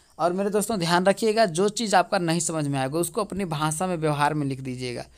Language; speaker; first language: Hindi; native; Hindi